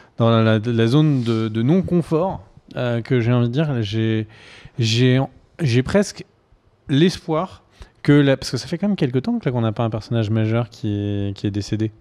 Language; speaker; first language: French; native; French